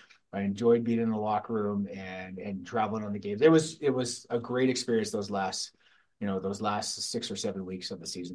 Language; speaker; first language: English; native; English